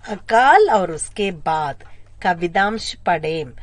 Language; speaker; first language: Hindi; non-native, local second language; Malayalam